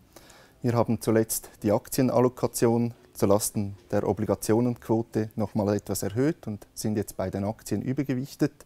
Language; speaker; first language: German; native; German